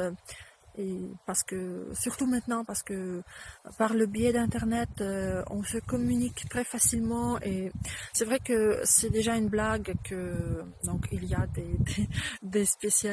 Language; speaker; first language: French; non-native, fluent; Russian